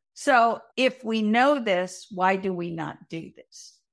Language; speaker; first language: English; native; English